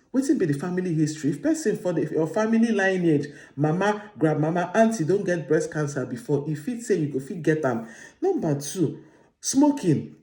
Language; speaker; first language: Nigerian Pidgin; non-native, local second language; Igbo